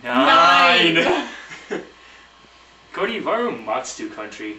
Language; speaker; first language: German; non-native, learner; English